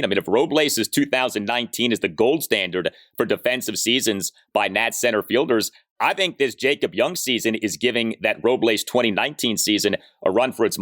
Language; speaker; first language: English; native; English